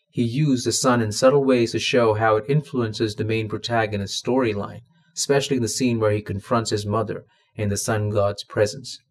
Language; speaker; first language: English; non-native, local second language; Malayalam